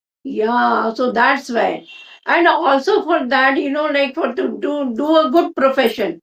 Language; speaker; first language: English; non-native, local second language; Hindi